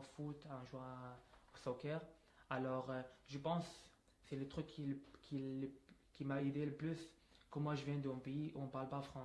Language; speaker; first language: French; non-native, fluent; Arabic